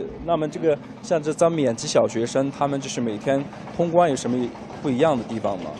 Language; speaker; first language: Chinese; native; Chinese